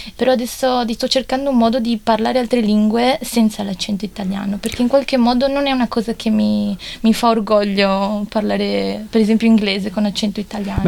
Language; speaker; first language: Italian; early bilingual, other home language; Chinese